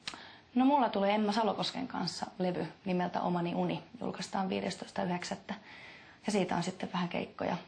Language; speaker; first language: Finnish; native; Finnish